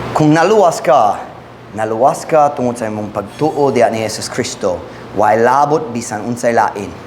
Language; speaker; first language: Cebuano; non-native, fluent; English